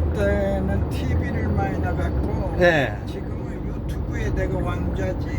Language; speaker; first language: Korean; native; Korean